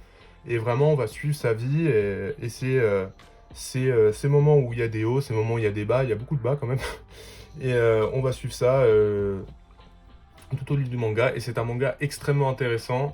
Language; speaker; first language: French; native; French